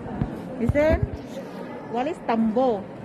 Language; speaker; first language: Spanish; non-native, learner; Filipino